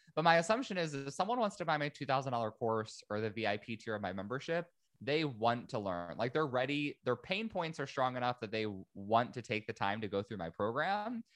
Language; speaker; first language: English; native; English